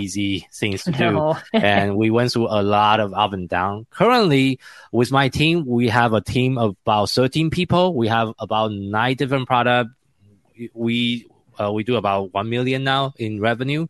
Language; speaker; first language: English; non-native, fluent; Chinese